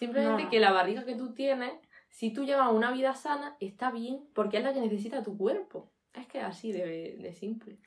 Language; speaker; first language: Spanish; native; Spanish